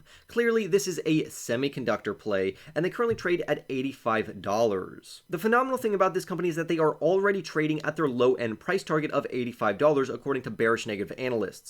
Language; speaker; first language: English; native; English